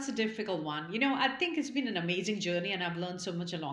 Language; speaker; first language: English; non-native, local second language; Hindi